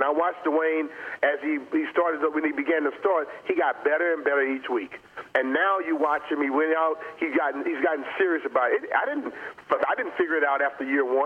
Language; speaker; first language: English; native; English